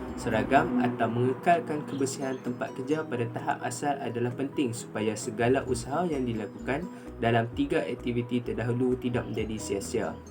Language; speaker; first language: Malay; native; Malay